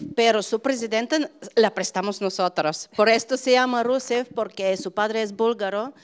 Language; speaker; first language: Spanish; non-native, fluent; Bulgarian